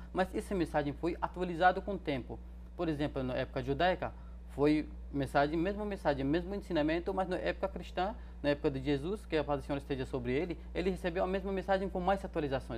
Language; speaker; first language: Portuguese; non-native, fluent; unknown